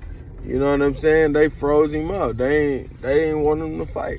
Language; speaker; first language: English; native; English